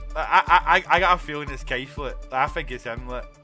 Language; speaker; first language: English; native; English